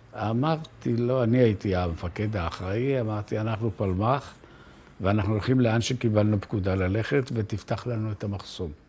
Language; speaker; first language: Hebrew; native; Hebrew